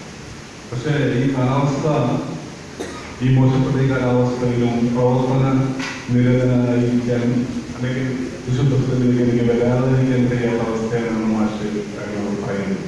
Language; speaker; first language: Malayalam; native; Malayalam